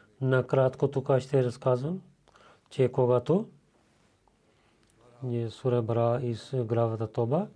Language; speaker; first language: Bulgarian; non-native, learner; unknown